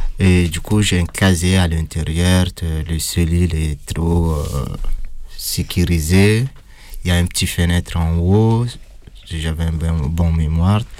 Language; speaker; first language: French; non-native, fluent; Arabic